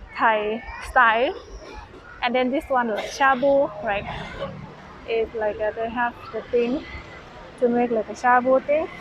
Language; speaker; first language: English; non-native, learner; Thai